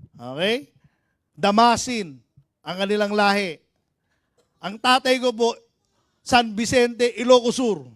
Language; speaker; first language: Filipino; native; Filipino